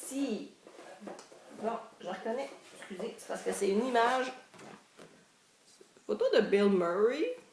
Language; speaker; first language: French; native; French